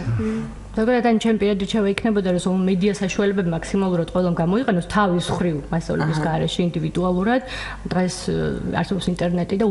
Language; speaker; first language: Georgian; native; Georgian